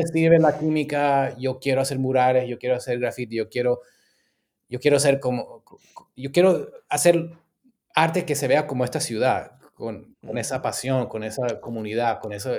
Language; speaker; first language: Spanish; early bilingual, heritage; Spanish